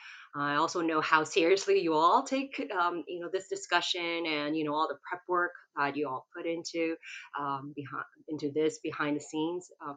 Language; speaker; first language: English; non-native, local second language; Cantonese